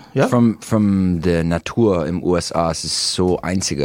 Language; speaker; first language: German; non-native, learner; English